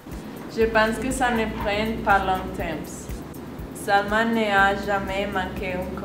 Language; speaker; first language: French; non-native, learner; Spanish